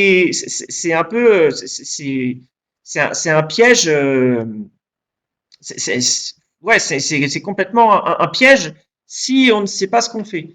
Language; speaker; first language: French; native; French